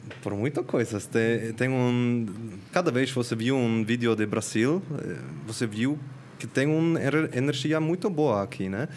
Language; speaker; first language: Portuguese; non-native, learner; Swiss German